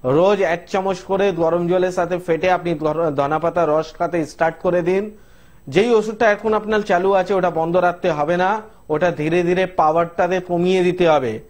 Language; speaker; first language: Bangla; non-native, local second language; Hindi